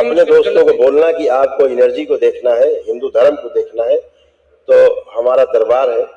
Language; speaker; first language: Hindi; native; Hindi